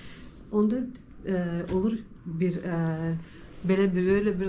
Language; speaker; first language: Turkish; non-native, learner; Azerbaijani